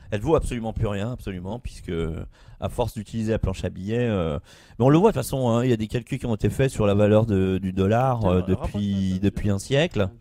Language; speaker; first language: French; native; French